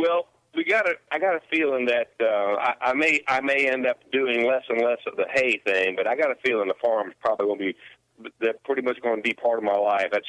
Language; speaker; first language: English; native; English